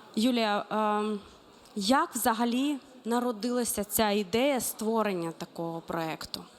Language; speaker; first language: Ukrainian; native; Ukrainian